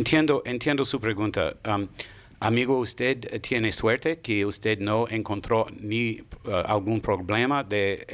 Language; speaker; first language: Spanish; non-native, fluent; English